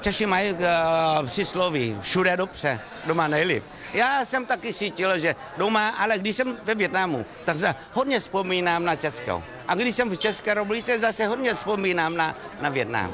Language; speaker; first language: Czech; non-native, fluent; Vietnamese